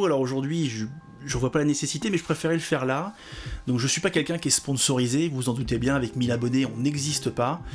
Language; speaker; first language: French; native; French